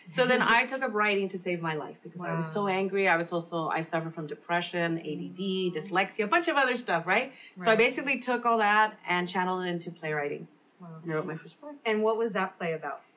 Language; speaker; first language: English; native; English